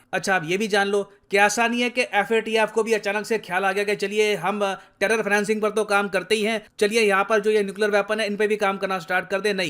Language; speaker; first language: Hindi; native; Hindi